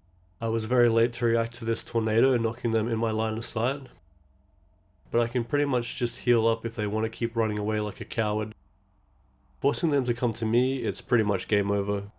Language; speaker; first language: English; native; English